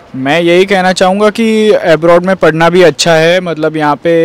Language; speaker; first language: Hindi; non-native, local second language; Gujarati